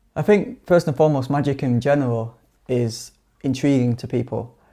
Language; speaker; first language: English; native; English